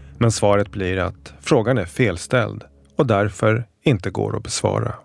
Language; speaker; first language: Swedish; native; Swedish